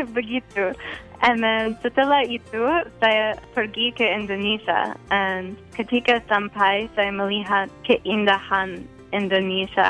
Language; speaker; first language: Indonesian; non-native, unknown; English